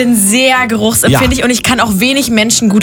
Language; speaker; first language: German; native; German